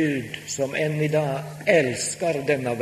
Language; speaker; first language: Swedish; non-native, local second language; Finnish